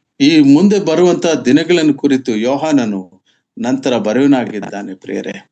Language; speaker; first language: Kannada; non-native, local second language; Telugu